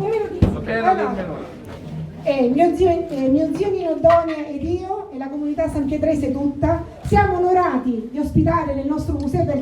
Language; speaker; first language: Italian; native; Italian